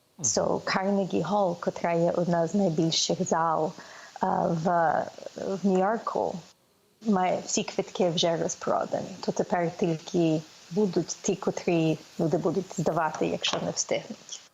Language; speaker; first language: Ukrainian; early bilingual, heritage; Ukrainian